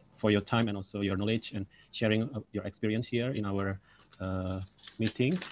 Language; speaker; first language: English; non-native, local second language; Indonesian